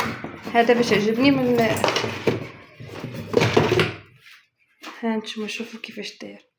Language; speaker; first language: Arabic; native; Arabic